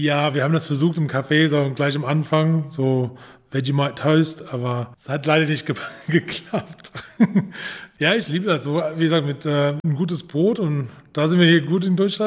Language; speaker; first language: German; non-native, fluent; English